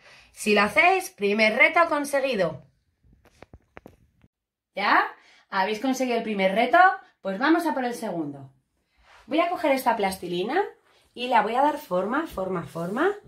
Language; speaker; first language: Spanish; native; Spanish